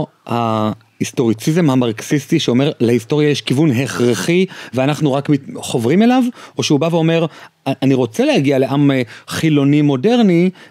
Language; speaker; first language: Hebrew; native; Hebrew